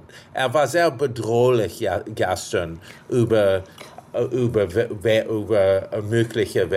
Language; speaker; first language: German; non-native, fluent; English